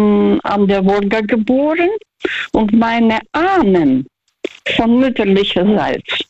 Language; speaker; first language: German; non-native, fluent; Russian